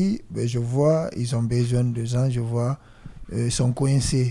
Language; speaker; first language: French; non-native, learner; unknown